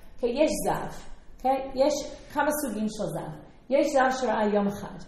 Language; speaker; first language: Hebrew; non-native, fluent; English